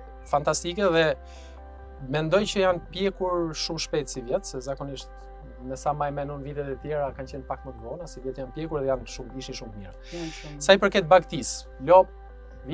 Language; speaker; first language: Albanian; native; Albanian